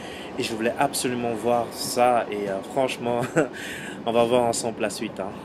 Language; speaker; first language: French; native; French